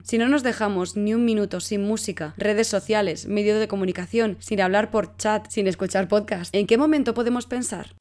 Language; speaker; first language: Spanish; native; Spanish